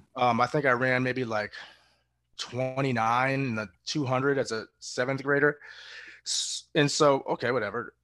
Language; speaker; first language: English; native; English